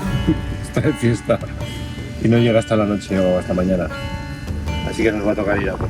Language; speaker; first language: Spanish; native; Spanish